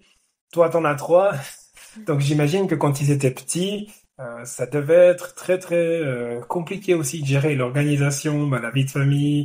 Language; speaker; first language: French; native; French